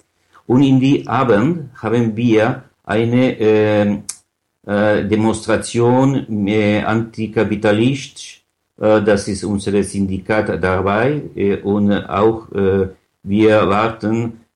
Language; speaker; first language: German; non-native, learner; Catalan